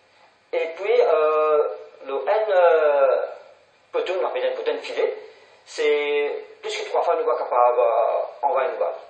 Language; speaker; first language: French; non-native, local second language; Morisyen